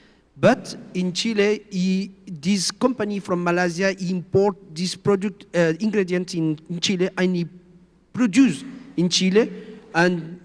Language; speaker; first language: English; non-native, learner; Spanish